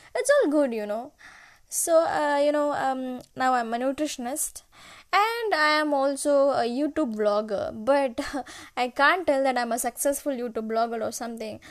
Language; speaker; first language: English; non-native, local second language; Malayalam